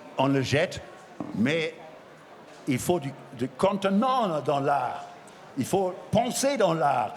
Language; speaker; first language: French; non-native, fluent; German